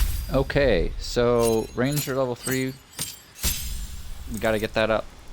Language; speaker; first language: English; native; English